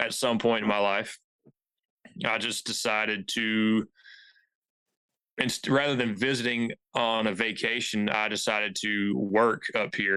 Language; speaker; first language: English; native; English